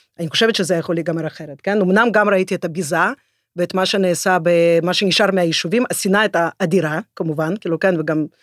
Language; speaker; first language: Hebrew; non-native, fluent; Russian